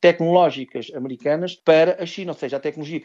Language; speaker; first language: Portuguese; native; Portuguese